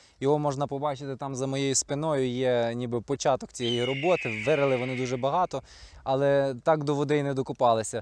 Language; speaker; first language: Ukrainian; native; Ukrainian